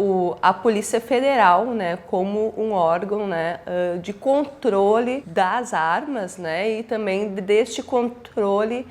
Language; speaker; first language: Portuguese; native; Portuguese